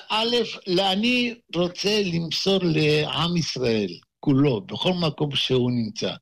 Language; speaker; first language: Hebrew; non-native, fluent; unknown